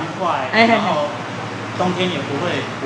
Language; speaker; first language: Chinese; native; Chinese